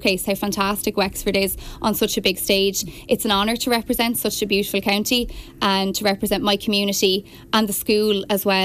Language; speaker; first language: English; native; English